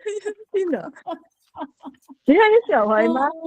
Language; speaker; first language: Chinese; non-native, learner; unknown